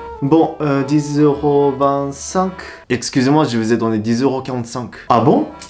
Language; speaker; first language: French; non-native, fluent; Japanese